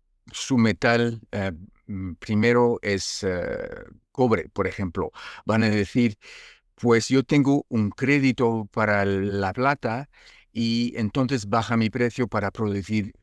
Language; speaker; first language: Spanish; non-native, fluent; French